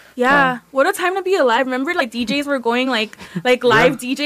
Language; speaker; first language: English; early bilingual, other home language; Spanish